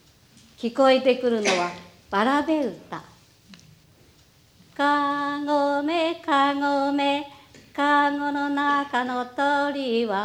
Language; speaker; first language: Japanese; native; Japanese